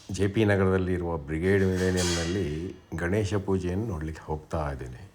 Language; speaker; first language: Kannada; native; Kannada